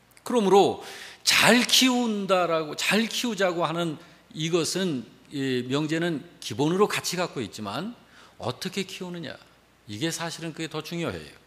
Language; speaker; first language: Korean; native; Korean